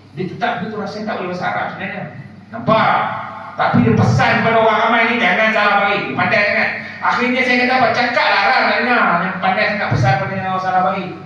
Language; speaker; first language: Malay; native; Malay